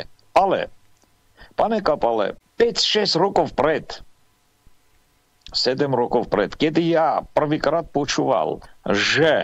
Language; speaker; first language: Slovak; non-native, fluent; Armenian